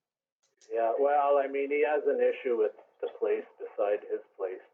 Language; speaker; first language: English; native; English